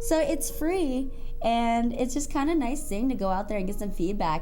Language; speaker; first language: English; native; English